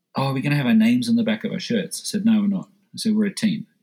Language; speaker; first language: English; native; English